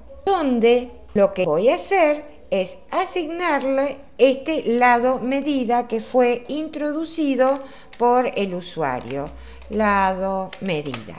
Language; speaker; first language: Spanish; native; Spanish